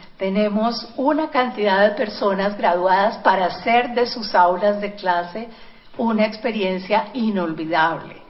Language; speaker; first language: Spanish; native; Spanish